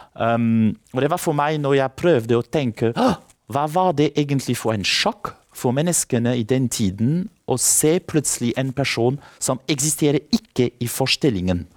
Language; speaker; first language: Norwegian; non-native, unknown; French